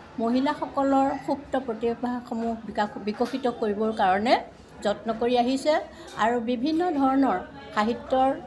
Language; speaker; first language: Assamese; native; Assamese